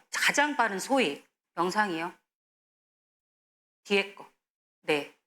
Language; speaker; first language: Korean; native; Korean